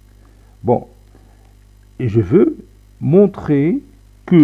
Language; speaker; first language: French; non-native, local second language; Arabic